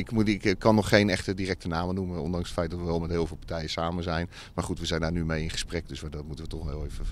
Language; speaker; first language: Dutch; native; Dutch